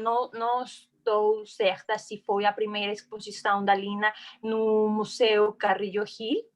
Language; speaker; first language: Portuguese; non-native, fluent; Spanish